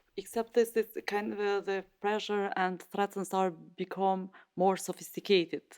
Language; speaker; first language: English; non-native, fluent; Albanian